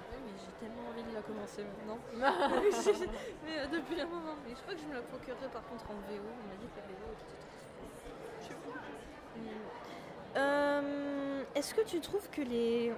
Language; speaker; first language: French; native; French